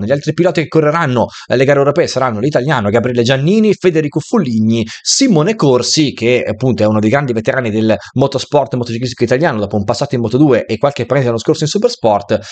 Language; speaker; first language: Italian; native; Italian